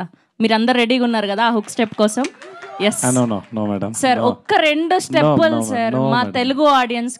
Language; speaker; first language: Telugu; native; Telugu